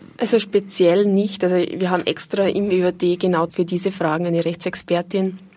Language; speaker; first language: German; native; German